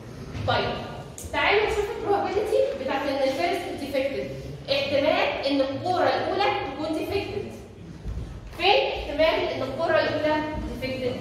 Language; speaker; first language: Arabic; native; Arabic